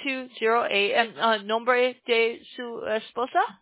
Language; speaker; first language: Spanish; non-native, learner; English